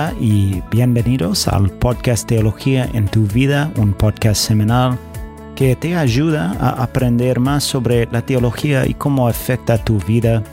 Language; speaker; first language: Spanish; non-native, fluent; English